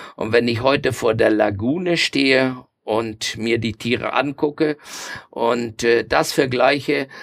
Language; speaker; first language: German; non-native, fluent; Spanish